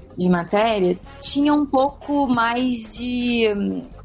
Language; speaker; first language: Portuguese; native; Portuguese